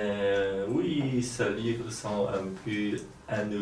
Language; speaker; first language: French; non-native, learner; Polish